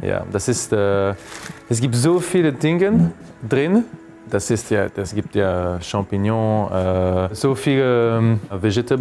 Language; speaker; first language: German; non-native, learner; French